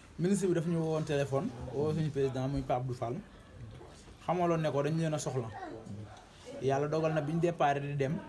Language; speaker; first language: Wolof; native; Wolof